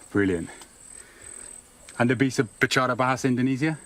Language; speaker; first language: Indonesian; non-native, learner; English